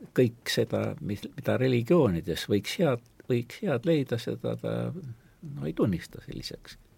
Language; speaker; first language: Estonian; native; Estonian